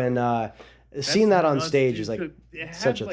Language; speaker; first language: English; native; English